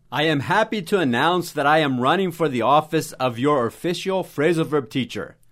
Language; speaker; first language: English; native; English